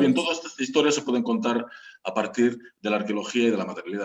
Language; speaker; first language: Spanish; native; Spanish